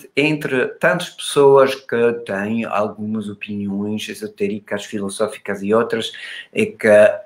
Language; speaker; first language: Portuguese; non-native, fluent; German